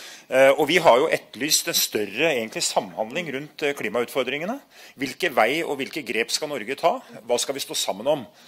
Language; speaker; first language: Norwegian; native; Norwegian